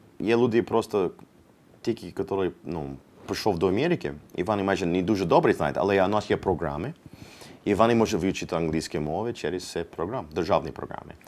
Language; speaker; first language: Ukrainian; non-native, learner; English